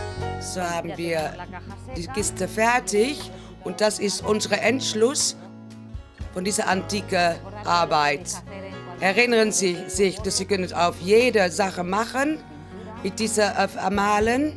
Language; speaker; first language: German; non-native, fluent; Spanish